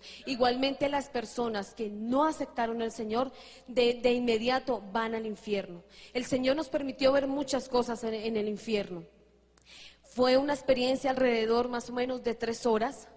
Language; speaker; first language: Spanish; native; Spanish